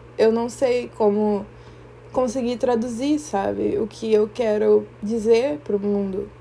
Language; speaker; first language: Portuguese; native; Portuguese